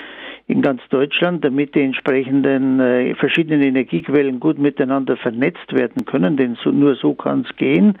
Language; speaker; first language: German; native; German